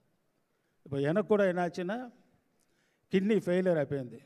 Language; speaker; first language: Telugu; non-native, learner; Tamil